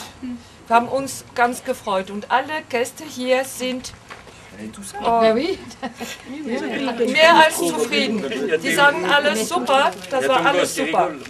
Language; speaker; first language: German; non-native, fluent; French